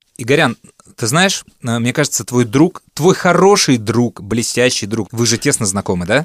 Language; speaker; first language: Russian; native; Russian